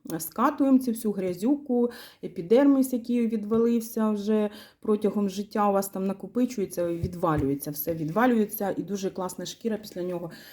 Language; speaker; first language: Ukrainian; non-native, local second language; Russian